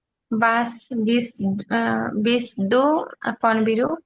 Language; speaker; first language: German; non-native, learner; Bangla